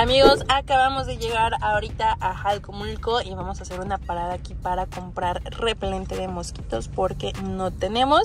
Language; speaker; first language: Spanish; native; Spanish